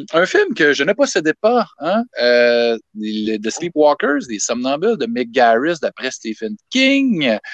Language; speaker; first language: French; native; French